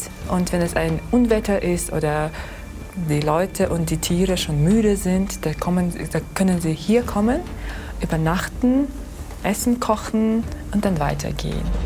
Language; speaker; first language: German; non-native, fluent; Kyrgyz